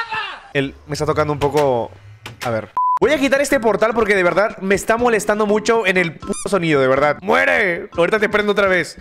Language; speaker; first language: Spanish; native; Spanish